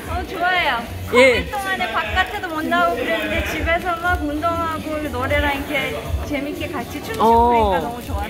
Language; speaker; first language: Korean; early bilingual, heritage; Korean